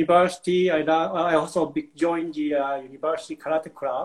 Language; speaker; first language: English; non-native, fluent; Japanese